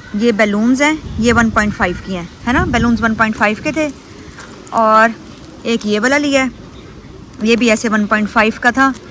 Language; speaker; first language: Urdu; native; Urdu